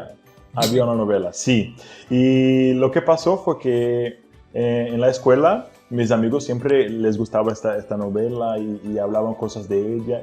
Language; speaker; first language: Spanish; non-native, fluent; Portuguese